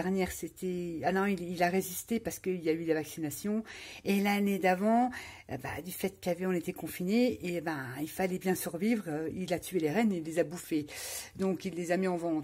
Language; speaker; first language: French; native; French